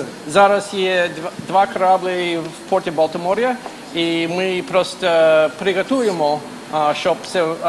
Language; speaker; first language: Ukrainian; non-native, fluent; English